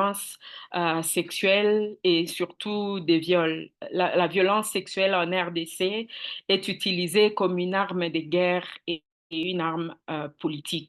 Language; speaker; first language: French; non-native, local second language; Swahili